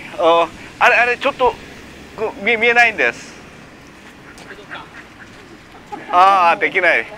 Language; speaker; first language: Japanese; non-native, learner; Korean